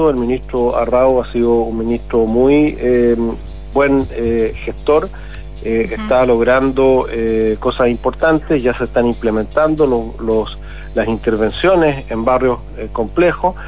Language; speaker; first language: Spanish; native; Spanish